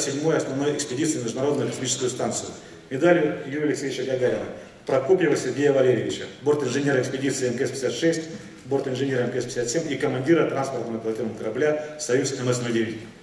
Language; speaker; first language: Russian; native; Russian